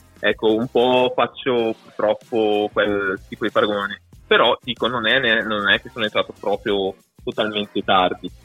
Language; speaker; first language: Italian; native; Italian